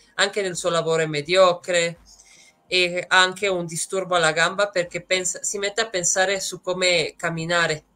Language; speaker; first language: Italian; native; Italian